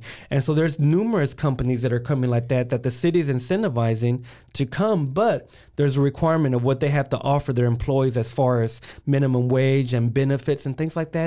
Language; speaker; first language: English; early bilingual, other home language; Spanish